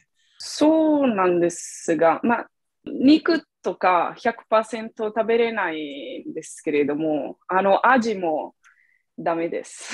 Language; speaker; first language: Japanese; non-native, fluent; Italian